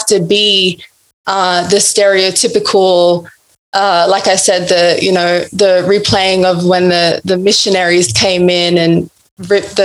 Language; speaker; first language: English; native; English